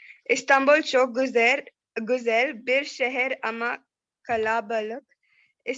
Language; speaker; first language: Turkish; non-native, learner; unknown